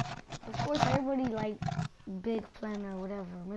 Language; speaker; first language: English; native; English